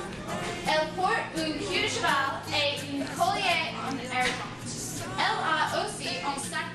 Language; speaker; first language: French; non-native, learner; English